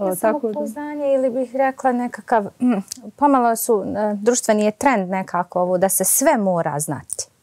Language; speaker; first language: Croatian; native; Croatian